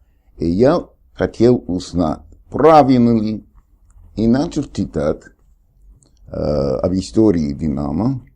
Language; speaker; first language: Russian; non-native, fluent; English